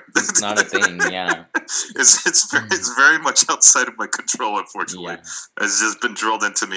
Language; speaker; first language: English; non-native, fluent; Russian